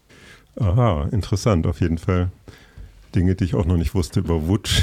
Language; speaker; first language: German; native; German